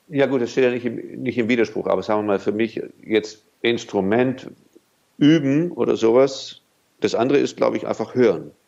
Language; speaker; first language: German; native; German